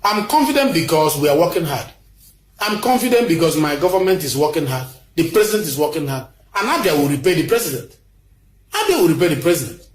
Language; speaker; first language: English; non-native, local second language; Igbo